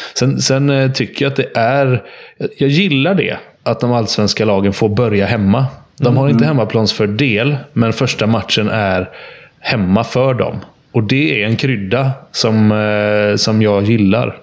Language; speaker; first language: Swedish; native; Swedish